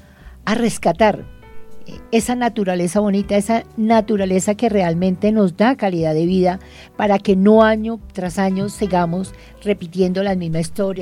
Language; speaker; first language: Spanish; native; Spanish